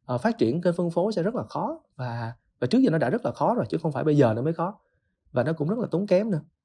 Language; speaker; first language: Vietnamese; native; Vietnamese